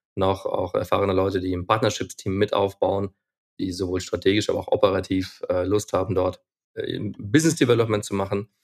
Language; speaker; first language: German; non-native, fluent; Ukrainian